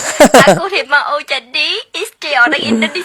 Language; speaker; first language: Indonesian; non-native, learner; Vietnamese